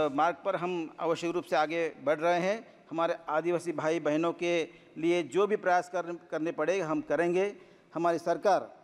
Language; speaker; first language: Hindi; non-native, local second language; Marathi